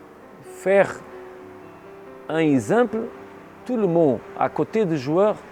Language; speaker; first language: French; non-native, learner; Portuguese